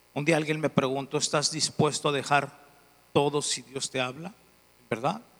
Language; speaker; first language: Spanish; native; Spanish